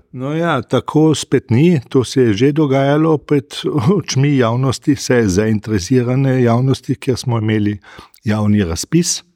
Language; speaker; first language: Slovenian; native; Slovenian